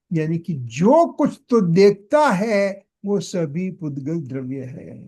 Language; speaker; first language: Hindi; non-native, local second language; Gujarati